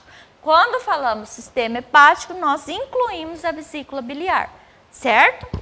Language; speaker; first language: Portuguese; native; Portuguese